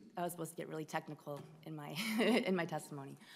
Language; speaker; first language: English; native; English